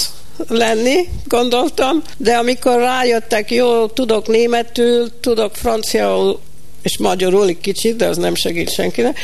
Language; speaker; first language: Hungarian; early bilingual, heritage; Hungarian